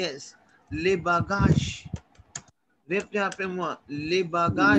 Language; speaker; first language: French; non-native, learner; Hindi